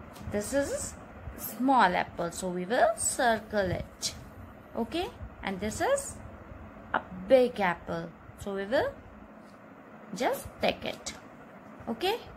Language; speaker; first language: English; non-native, local second language; Hindi